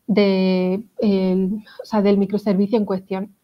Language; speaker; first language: Spanish; native; Spanish